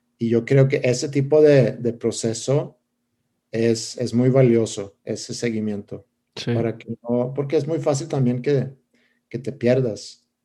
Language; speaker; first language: Spanish; non-native, fluent; Swedish